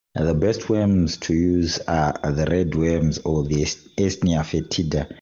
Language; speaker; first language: English; non-native, local second language; Shona